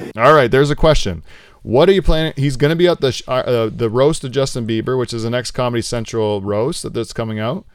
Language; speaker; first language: English; native; English